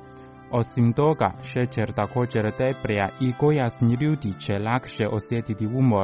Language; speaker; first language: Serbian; non-native, learner; Chinese